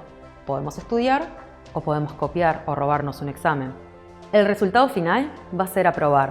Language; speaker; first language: Spanish; native; Spanish